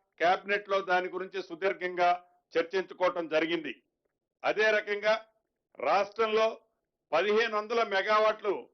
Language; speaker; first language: Telugu; native; Telugu